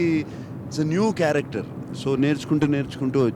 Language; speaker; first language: Telugu; native; Telugu